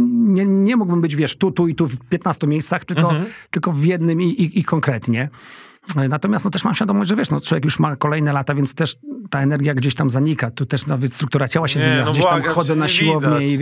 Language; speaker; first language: Polish; native; Polish